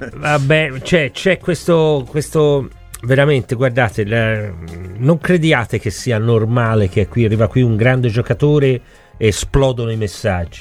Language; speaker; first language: Italian; native; Italian